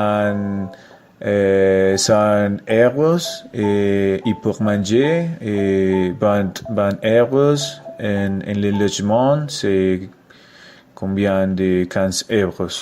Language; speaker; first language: French; non-native, learner; Spanish